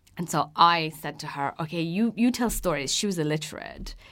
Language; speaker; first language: English; early bilingual, other home language; Persian